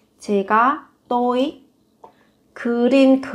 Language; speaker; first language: Korean; non-native, fluent; Vietnamese